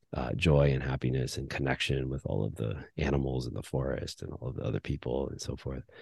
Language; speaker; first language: English; native; English